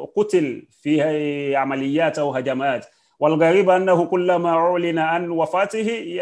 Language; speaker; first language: Arabic; non-native, fluent; Yoruba